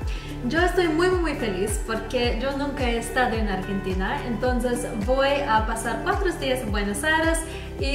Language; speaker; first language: Spanish; non-native, fluent; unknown